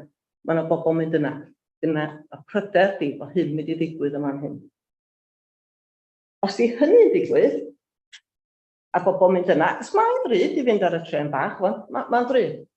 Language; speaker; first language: Welsh; native; Welsh